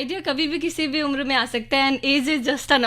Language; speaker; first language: Hindi; native; Hindi